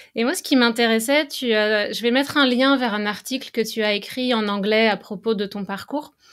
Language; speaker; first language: French; native; French